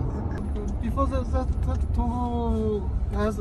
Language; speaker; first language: English; non-native, learner; Arabic